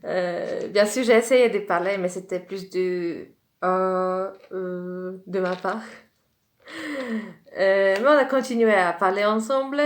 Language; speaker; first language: French; non-native, fluent; Polish